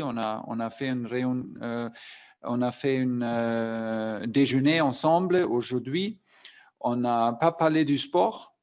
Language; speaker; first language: French; non-native, fluent; German